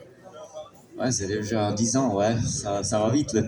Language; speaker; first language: French; non-native, fluent; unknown